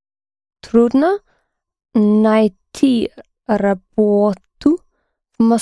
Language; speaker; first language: Russian; non-native, learner; English